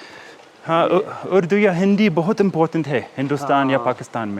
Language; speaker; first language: Hindi; non-native, fluent; English